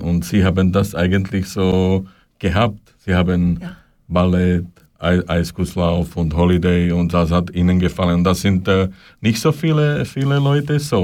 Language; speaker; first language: German; non-native, learner; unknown